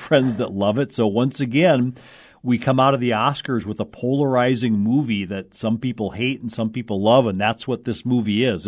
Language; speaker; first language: English; native; English